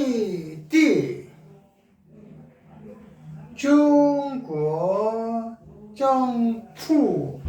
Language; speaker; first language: Chinese; non-native, learner; Korean